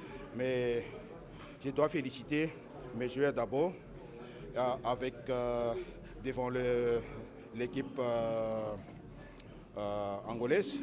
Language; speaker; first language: French; non-native, local second language; Morisyen